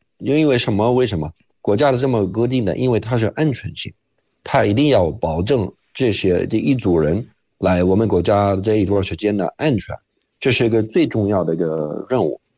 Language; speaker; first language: Chinese; non-native, fluent; Arabic